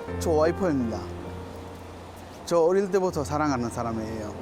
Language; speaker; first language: Korean; non-native, learner; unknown